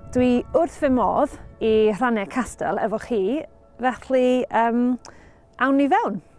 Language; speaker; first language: Welsh; non-native, learner; English